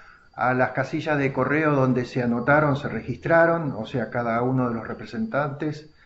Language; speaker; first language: Spanish; native; Spanish